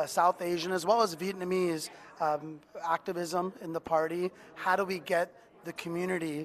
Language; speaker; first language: English; native; English